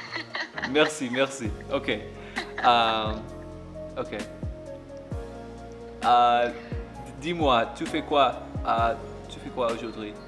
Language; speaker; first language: French; non-native, learner; English